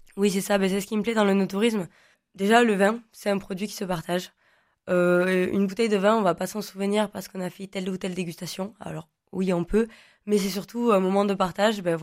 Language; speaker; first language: French; non-native, local second language; Occitan